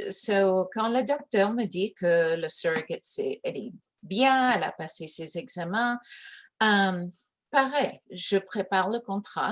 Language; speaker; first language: French; early bilingual, heritage; English